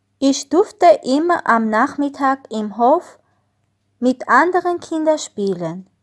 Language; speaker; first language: German; non-native, learner; Armenian